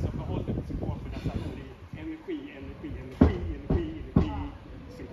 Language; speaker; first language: Swedish; native; Swedish